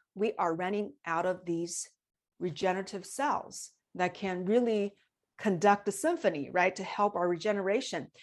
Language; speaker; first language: English; non-native, fluent; Chinese